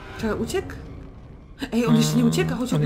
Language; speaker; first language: Polish; native; Polish